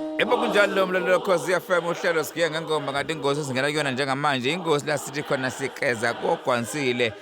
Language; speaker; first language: Zulu; native; Zulu